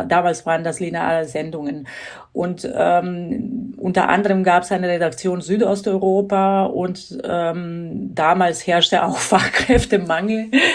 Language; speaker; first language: German; non-native, fluent; Croatian